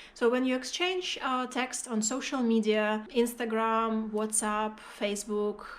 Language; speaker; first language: English; non-native, fluent; Russian